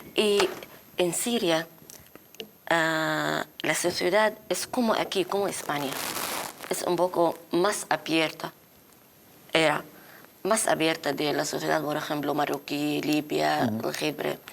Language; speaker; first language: Spanish; non-native, learner; Arabic